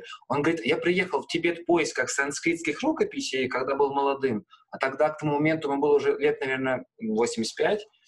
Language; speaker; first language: Russian; native; Russian